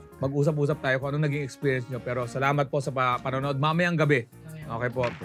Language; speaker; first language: Filipino; native; Filipino